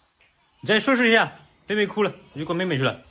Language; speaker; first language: Chinese; native; Chinese